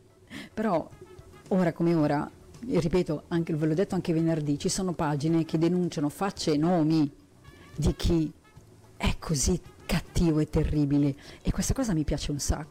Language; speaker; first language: Italian; native; Italian